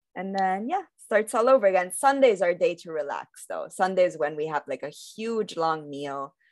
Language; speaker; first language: English; early bilingual, heritage; Italian